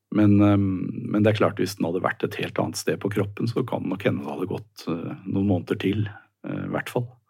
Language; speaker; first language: Norwegian; native; Norwegian